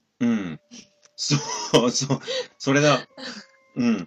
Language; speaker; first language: Japanese; non-native, learner; English